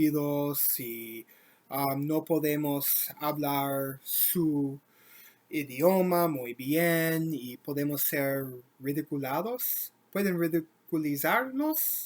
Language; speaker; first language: Spanish; non-native, learner; English